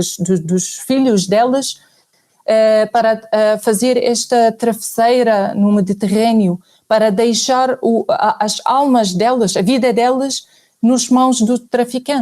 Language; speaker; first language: Portuguese; non-native, fluent; Arabic